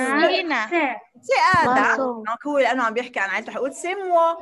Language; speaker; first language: French; non-native, fluent; Arabic